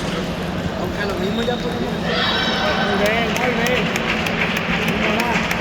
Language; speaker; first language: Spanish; non-native, local second language; Catalan